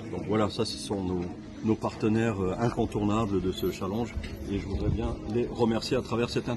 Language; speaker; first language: French; native; French